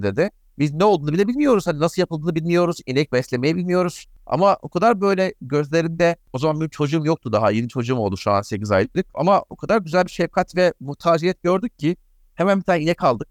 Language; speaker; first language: Turkish; native; Turkish